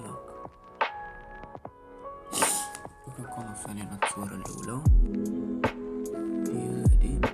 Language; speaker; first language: Arabic; native; Arabic